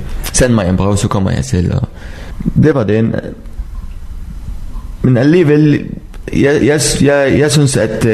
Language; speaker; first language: Danish; non-native, learner; Arabic